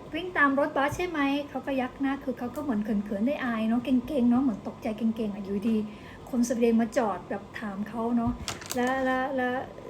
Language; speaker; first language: Thai; native; Thai